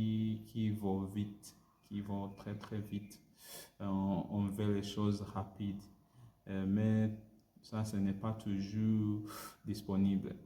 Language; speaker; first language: French; non-native, learner; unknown